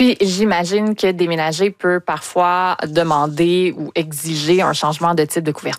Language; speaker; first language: French; native; French